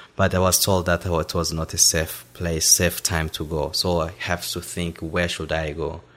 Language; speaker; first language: English; non-native, fluent; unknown